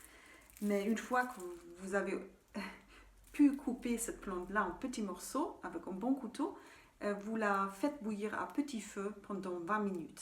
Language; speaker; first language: French; non-native, fluent; German